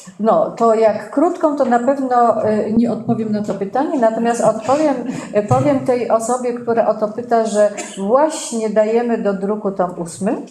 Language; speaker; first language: Polish; native; Polish